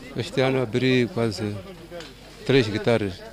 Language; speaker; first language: Portuguese; non-native, local second language; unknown